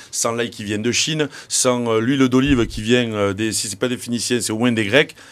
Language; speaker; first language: French; native; French